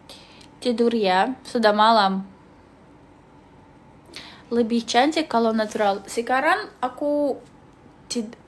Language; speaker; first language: Indonesian; non-native, learner; Russian